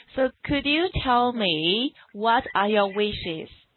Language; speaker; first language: English; non-native, fluent; Chinese